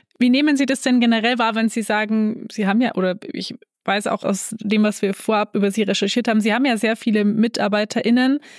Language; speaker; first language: German; native; German